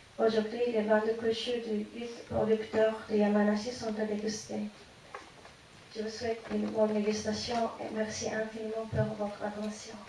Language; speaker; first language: French; non-native, fluent; Japanese